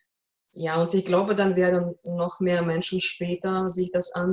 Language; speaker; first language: German; non-native, fluent; Russian